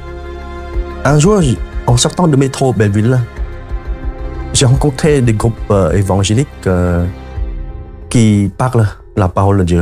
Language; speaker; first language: French; non-native, fluent; Khmer